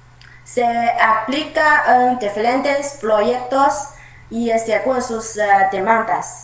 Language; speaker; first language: Spanish; non-native, learner; Chinese